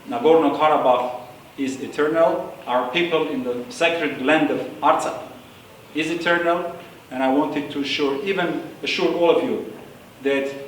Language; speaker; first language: English; non-native, fluent; Armenian